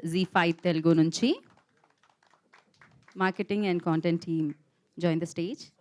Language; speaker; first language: Telugu; native; Telugu